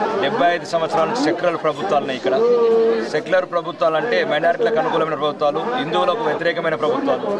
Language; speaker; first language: Telugu; native; Telugu